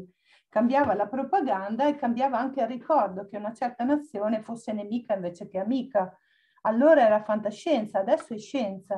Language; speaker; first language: Italian; native; Italian